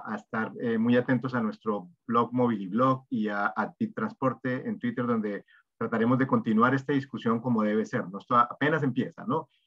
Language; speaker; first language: Spanish; native; Spanish